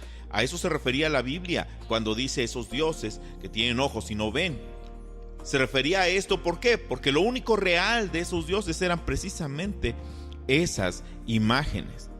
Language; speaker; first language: Spanish; native; Spanish